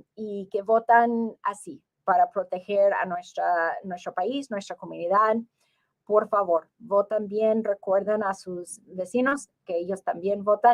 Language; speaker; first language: Spanish; early bilingual, heritage; English